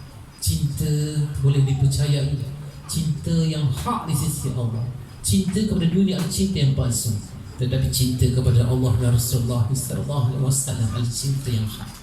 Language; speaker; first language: Malay; native; Malay